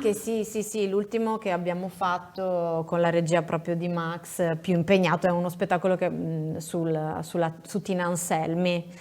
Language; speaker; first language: Italian; native; Italian